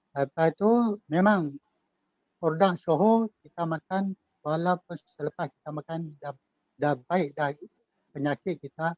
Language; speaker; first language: Malay; native; Malay